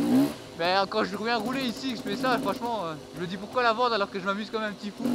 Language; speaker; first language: French; native; French